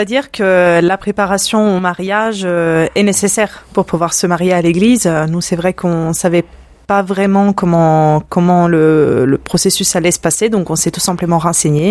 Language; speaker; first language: French; non-native, fluent; Italian